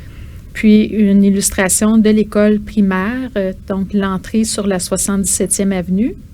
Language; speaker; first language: French; native; French